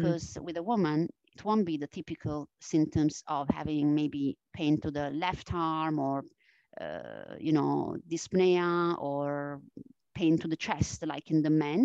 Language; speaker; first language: English; non-native, fluent; Italian